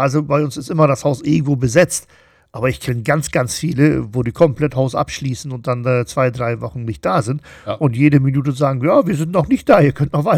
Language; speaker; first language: German; native; German